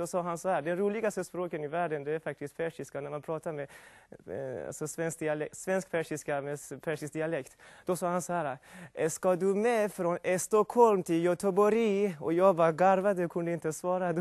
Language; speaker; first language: Swedish; non-native, fluent; Persian